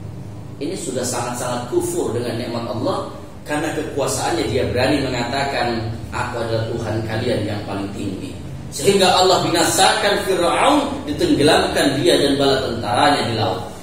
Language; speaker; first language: Indonesian; native; Indonesian